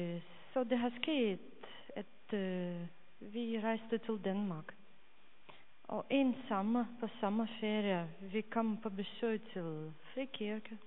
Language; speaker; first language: Danish; non-native, fluent; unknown